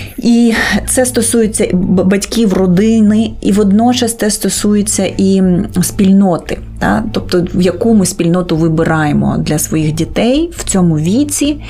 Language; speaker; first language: Ukrainian; native; Ukrainian